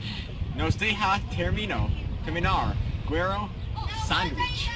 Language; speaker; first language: Spanish; non-native, learner; English